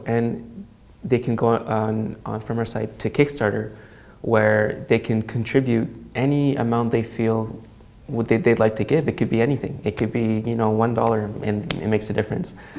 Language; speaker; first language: English; native; English